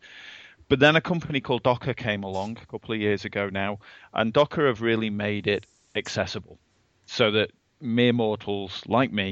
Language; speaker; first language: English; native; English